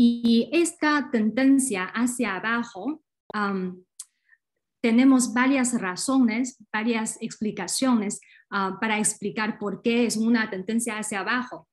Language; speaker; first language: Spanish; non-native, fluent; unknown